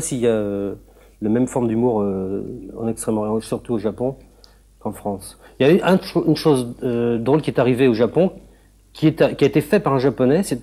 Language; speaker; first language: French; native; French